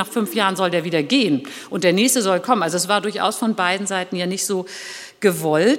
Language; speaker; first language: German; early bilingual, other home language; Turkish